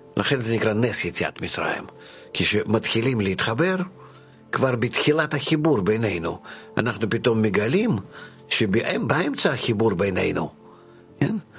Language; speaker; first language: Hebrew; non-native, fluent; Russian